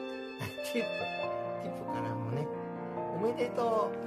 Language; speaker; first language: Japanese; native; Japanese